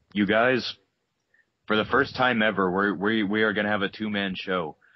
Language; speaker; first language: English; native; English